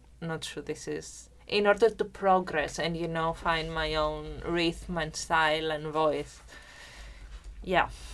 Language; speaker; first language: English; non-native, fluent; Greek